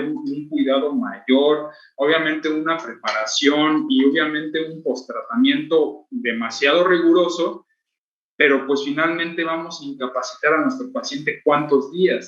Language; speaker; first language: Spanish; native; Spanish